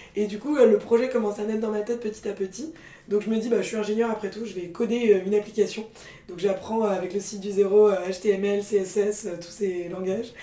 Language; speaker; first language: French; native; French